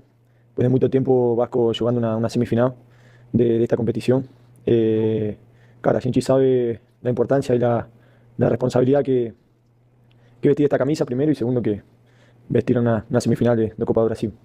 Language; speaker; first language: Portuguese; non-native, fluent; Spanish